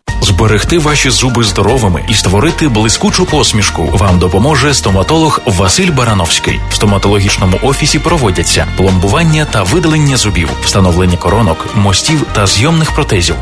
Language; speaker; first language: Ukrainian; native; Ukrainian